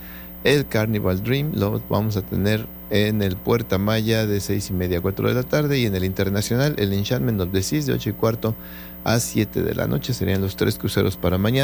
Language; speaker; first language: Spanish; native; Spanish